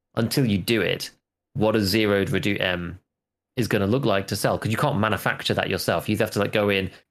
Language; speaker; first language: English; native; English